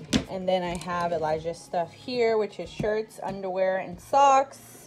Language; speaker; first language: English; early bilingual, other home language; Spanish